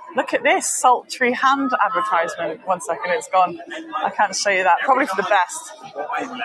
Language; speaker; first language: English; native; English